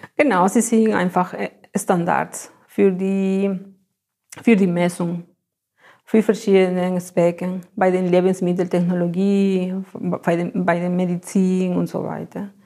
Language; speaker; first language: German; non-native, fluent; Spanish